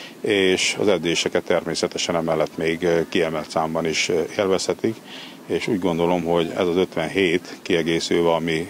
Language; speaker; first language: Hungarian; native; Hungarian